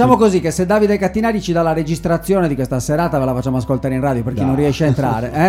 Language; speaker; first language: Italian; native; Italian